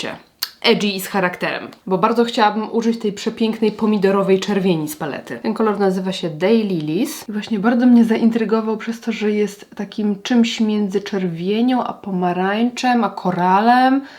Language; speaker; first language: Polish; native; Polish